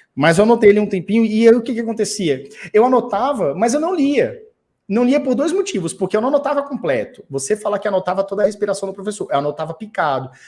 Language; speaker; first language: Portuguese; native; Portuguese